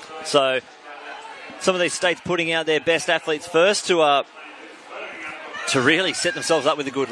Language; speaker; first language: English; native; English